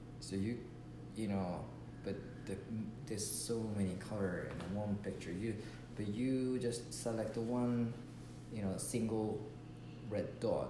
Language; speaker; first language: English; non-native, learner; Japanese